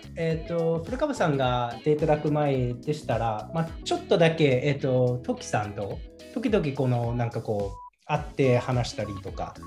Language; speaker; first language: Japanese; non-native, fluent; English